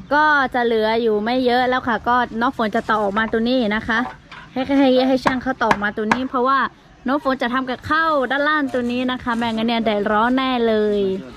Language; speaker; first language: Thai; non-native, local second language; Lahu